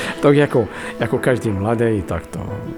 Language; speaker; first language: Czech; non-native, fluent; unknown